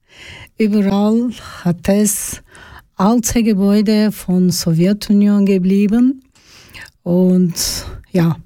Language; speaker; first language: German; non-native, learner; Georgian